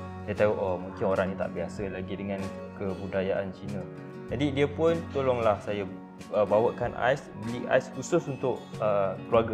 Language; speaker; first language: Malay; native; Malay